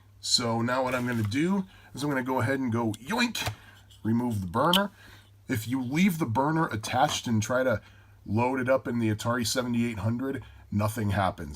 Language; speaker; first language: English; native; English